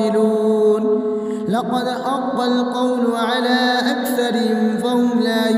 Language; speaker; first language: Arabic; native; Arabic